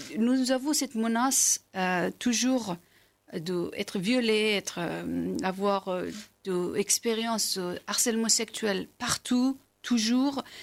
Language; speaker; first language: French; non-native, learner; Persian